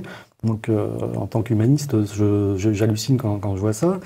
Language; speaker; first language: French; native; French